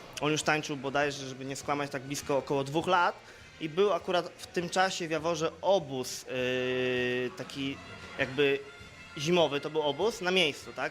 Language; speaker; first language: Polish; native; Polish